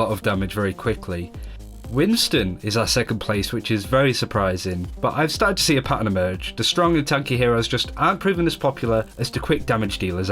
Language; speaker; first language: English; native; English